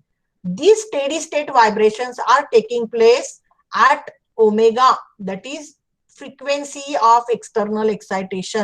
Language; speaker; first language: English; non-native, local second language; Marathi